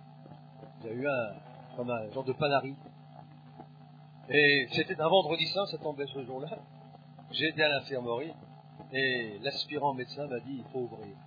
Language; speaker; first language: French; native; French